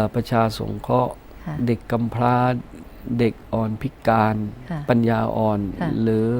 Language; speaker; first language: Thai; early bilingual, other home language; Punjabi